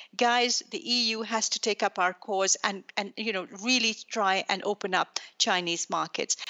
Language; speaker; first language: English; non-native, local second language; Urdu